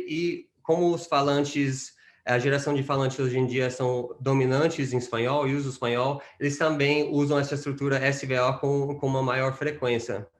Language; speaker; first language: Portuguese; non-native, fluent; English